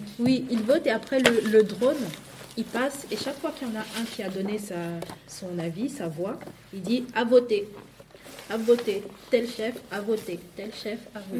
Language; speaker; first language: French; non-native, local second language; Duala